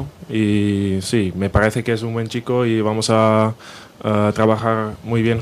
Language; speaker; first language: Spanish; non-native, fluent; Dutch